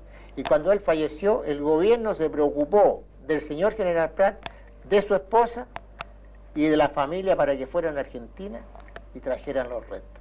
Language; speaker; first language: Spanish; native; Spanish